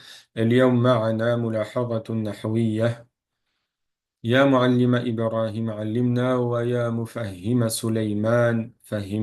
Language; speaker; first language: Arabic; non-native, fluent; French